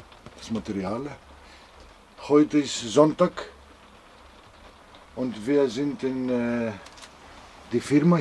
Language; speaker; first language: German; non-native, learner; Greek